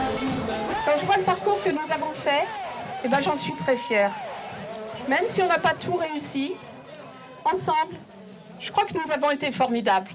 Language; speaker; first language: French; native; French